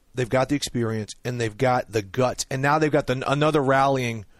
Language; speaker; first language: English; native; English